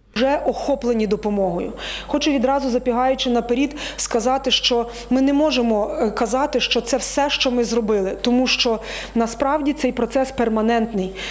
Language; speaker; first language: Ukrainian; native; Ukrainian